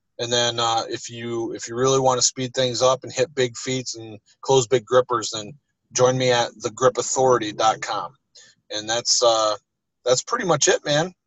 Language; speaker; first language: English; native; English